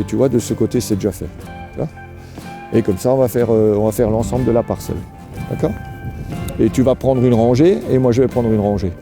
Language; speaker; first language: French; native; French